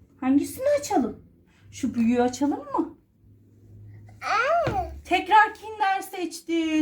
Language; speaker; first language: Turkish; native; Turkish